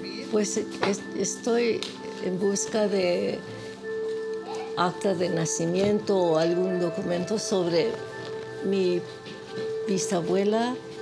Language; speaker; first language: Spanish; early bilingual, heritage; Spanish